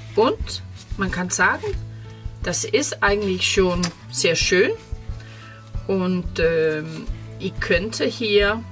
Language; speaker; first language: German; non-native, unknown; Danish